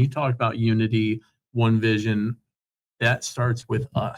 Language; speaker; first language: English; native; English